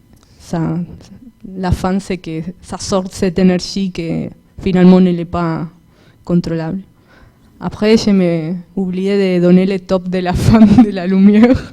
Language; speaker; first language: French; non-native, fluent; Spanish